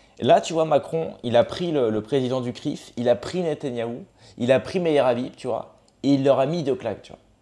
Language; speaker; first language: French; native; French